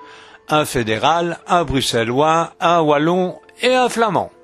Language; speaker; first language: French; native; French